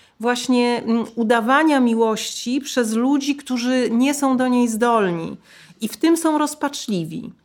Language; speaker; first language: Polish; native; Polish